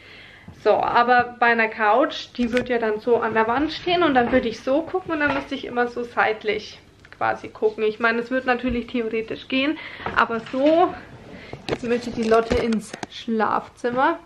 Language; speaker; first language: German; native; German